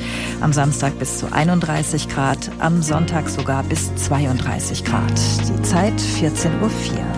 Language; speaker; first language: German; native; German